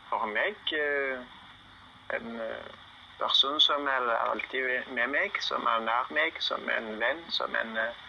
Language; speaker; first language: Norwegian; non-native, learner; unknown